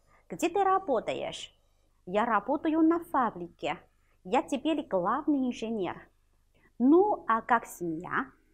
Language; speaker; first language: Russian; non-native, fluent; Chinese